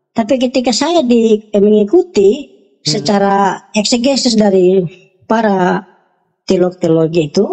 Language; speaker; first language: Indonesian; native; Indonesian